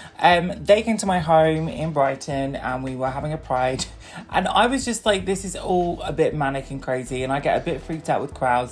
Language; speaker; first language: English; native; English